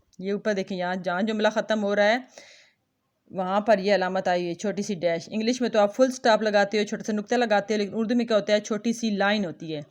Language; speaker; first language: Urdu; non-native, local second language; Punjabi